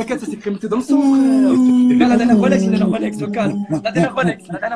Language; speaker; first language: French; native; French